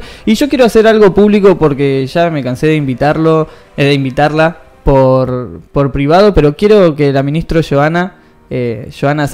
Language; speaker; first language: Spanish; native; Spanish